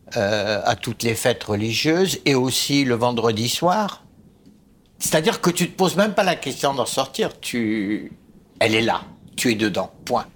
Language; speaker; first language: French; early bilingual, other home language; Arabic